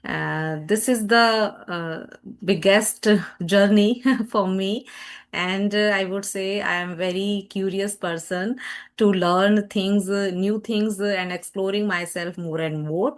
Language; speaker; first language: English; non-native, learner; Hindi